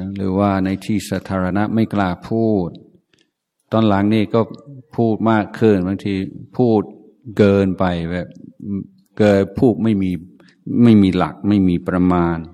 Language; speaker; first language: Thai; non-native, fluent; English